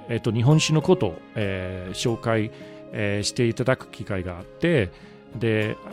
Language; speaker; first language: Japanese; non-native, fluent; English